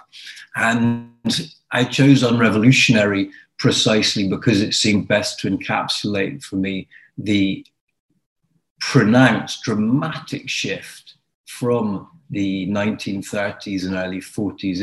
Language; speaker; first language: English; native; English